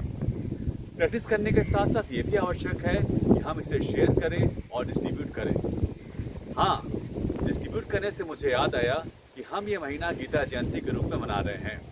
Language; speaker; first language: Hindi; native; Hindi